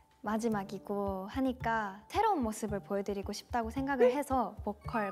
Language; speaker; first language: Korean; non-native, fluent; Japanese